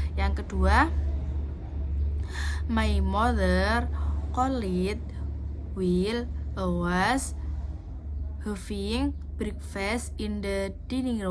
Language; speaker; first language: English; non-native, learner; Indonesian